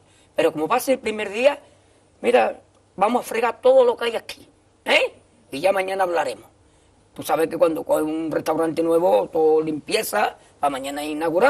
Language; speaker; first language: Spanish; native; Spanish